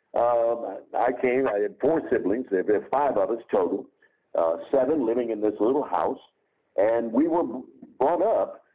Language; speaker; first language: English; native; English